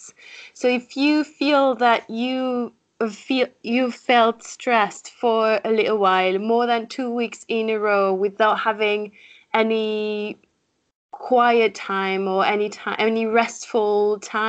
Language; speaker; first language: English; non-native, fluent; French